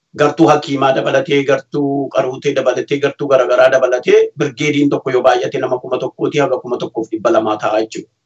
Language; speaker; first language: Oromo; native; Oromo